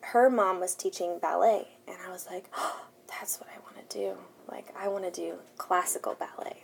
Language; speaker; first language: English; early bilingual, other home language; Spanish